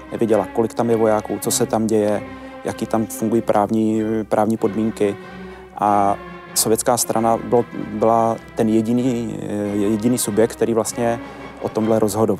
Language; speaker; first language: Czech; native; Czech